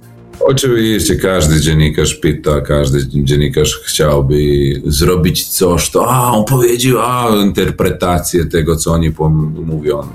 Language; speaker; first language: Polish; non-native, learner; Serbian